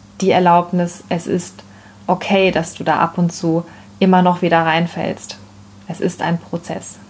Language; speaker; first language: German; native; German